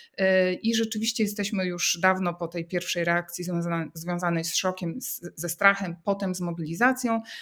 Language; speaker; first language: Polish; native; Polish